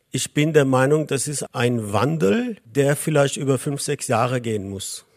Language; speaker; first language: German; non-native, fluent; Persian